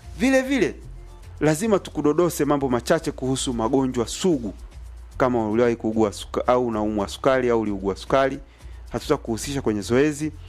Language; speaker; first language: Swahili; native; Swahili